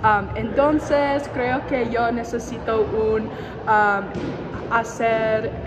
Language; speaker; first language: Spanish; non-native, learner; English